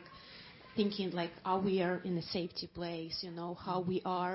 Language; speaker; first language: English; non-native, fluent; Ukrainian